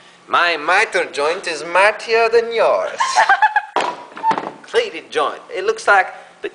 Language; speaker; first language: English; native; English